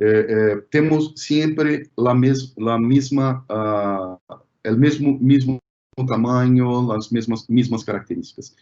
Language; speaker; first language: Spanish; non-native, fluent; Portuguese